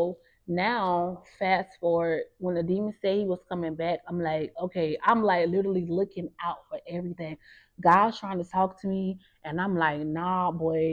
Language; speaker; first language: English; native; English